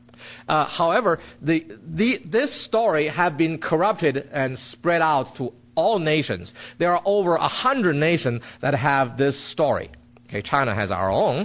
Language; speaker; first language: English; non-native, fluent; Chinese